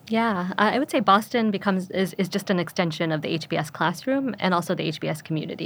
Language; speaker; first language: English; early bilingual, other home language; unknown